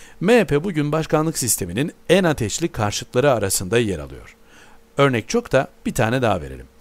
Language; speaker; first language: Turkish; native; Turkish